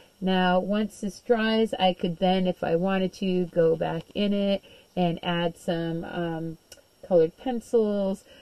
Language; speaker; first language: English; native; English